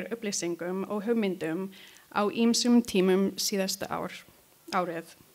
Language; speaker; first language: Icelandic; non-native, learner; English